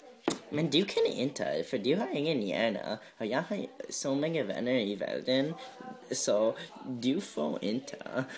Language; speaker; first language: Swedish; non-native, learner; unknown